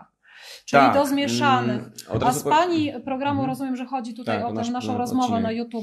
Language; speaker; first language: Polish; native; Polish